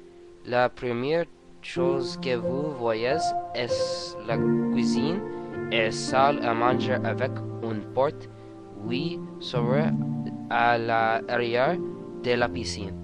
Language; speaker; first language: French; non-native, learner; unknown